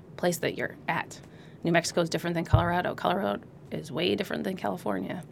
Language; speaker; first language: English; native; English